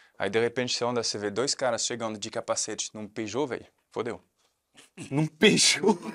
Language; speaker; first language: Portuguese; non-native, fluent; French